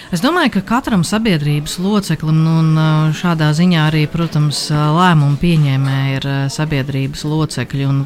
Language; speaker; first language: Latvian; native; Latvian